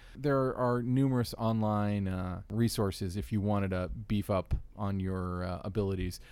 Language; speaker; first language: English; native; English